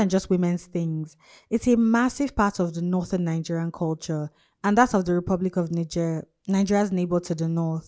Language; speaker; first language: English; non-native, local second language; Hausa